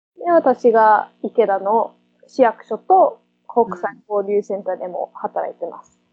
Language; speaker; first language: Japanese; non-native, fluent; English